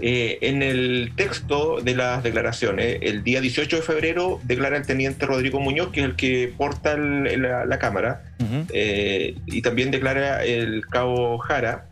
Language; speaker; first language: Spanish; native; Spanish